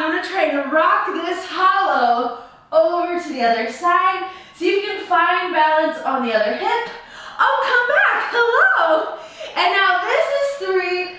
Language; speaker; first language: English; native; English